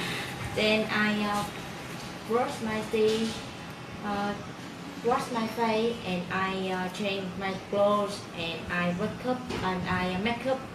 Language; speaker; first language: English; non-native, learner; Vietnamese